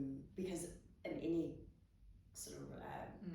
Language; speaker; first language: English; native; English